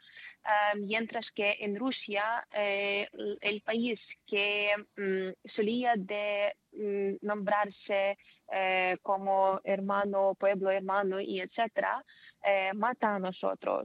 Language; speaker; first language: Spanish; non-native, fluent; Ukrainian